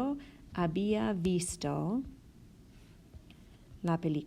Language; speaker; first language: Spanish; non-native, fluent; English